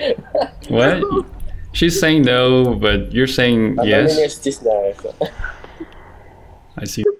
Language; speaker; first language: English; non-native, fluent; Korean